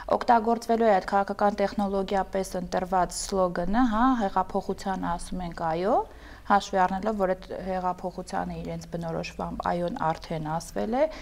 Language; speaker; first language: Armenian; native; Armenian